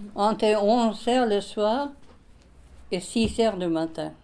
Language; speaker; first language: French; non-native, fluent; Swedish